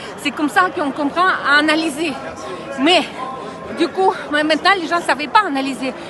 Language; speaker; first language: French; non-native, fluent; Russian